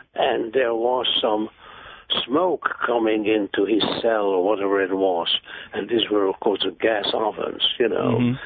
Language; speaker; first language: English; non-native, fluent; Hungarian